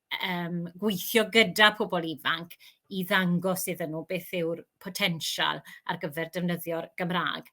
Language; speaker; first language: Welsh; native; Welsh